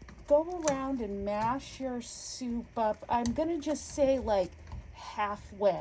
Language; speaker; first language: English; native; English